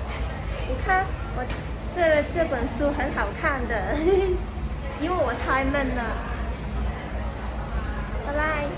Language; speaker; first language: Chinese; non-native, local second language; Cantonese